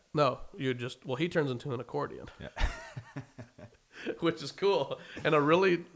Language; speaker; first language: English; native; English